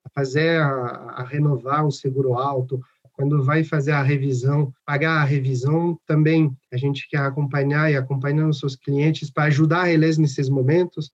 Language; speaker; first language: Portuguese; non-native, fluent; French